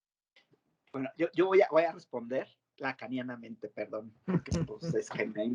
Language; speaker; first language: Spanish; native; Spanish